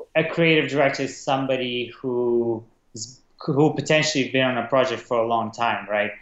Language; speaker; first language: English; non-native, fluent; Russian